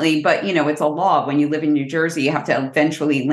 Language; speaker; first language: English; native; English